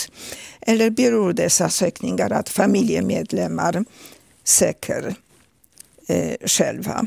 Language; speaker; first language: Swedish; non-native, fluent; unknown